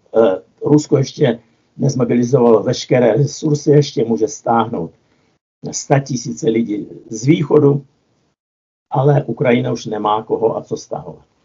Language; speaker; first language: Czech; non-native, fluent; Russian